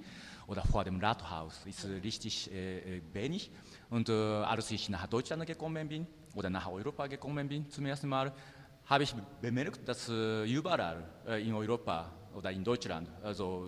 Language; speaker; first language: German; non-native, learner; Japanese